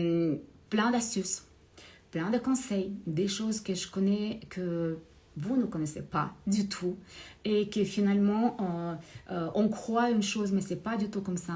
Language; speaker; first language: French; non-native, fluent; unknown